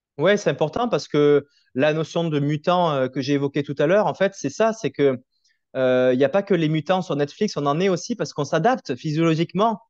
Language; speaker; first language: French; native; French